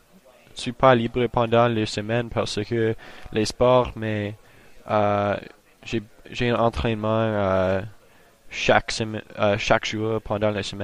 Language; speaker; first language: French; non-native, learner; English